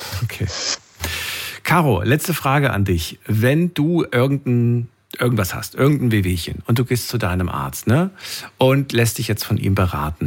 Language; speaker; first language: German; native; German